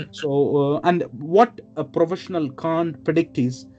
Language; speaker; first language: English; non-native, local second language; Malayalam